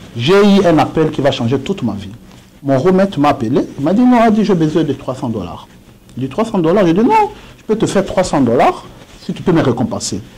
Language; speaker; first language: French; non-native, local second language; Swahili